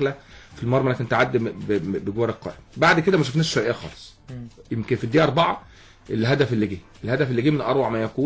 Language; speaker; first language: Arabic; native; Arabic